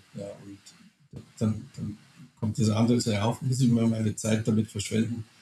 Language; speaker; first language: German; non-native, fluent; Danish